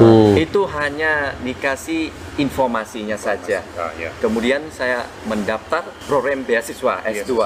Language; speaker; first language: Indonesian; non-native, fluent; Vietnamese